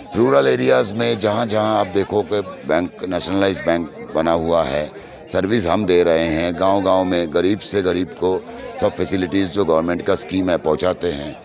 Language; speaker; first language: Hindi; non-native, local second language; Bangla